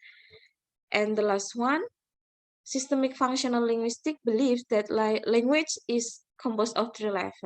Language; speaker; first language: English; non-native, learner; Indonesian